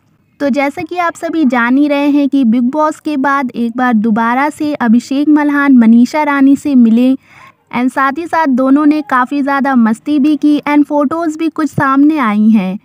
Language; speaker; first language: Hindi; native; Hindi